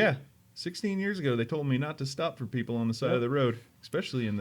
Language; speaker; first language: English; native; English